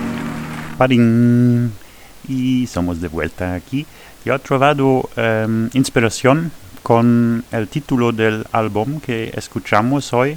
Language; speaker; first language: Spanish; non-native, fluent; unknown